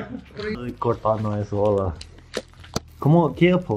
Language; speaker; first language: Portuguese; non-native, learner; English